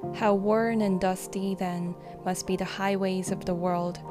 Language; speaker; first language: English; non-native, fluent; Korean